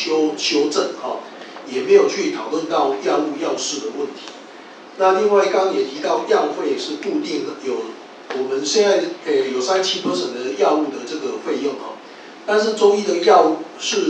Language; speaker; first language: Chinese; native; Chinese